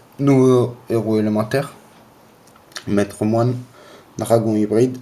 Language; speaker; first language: French; native; French